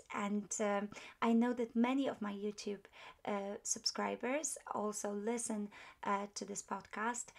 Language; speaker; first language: English; non-native, fluent; Polish